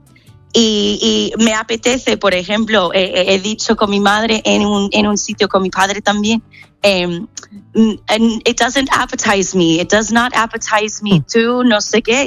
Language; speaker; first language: Spanish; non-native, fluent; English